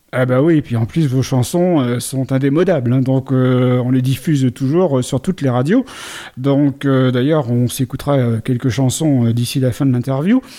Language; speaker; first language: French; native; French